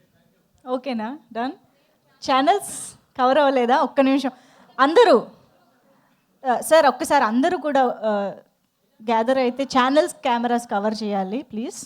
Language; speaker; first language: Telugu; native; Telugu